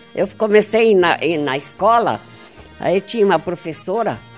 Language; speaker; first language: Portuguese; native; Portuguese